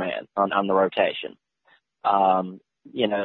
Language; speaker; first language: English; native; English